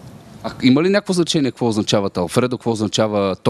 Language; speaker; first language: Bulgarian; native; Bulgarian